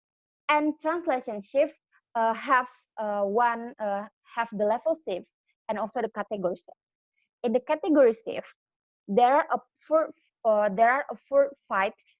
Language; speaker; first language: English; non-native, learner; Indonesian